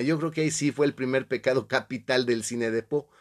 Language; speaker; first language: Spanish; native; Spanish